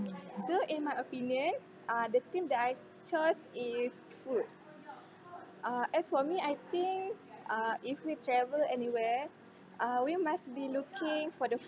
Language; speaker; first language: English; non-native, local second language; Malay